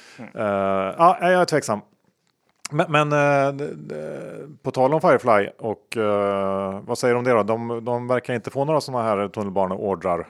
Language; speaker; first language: Swedish; native; Swedish